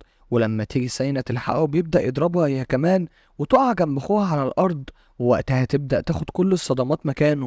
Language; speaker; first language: Arabic; native; Arabic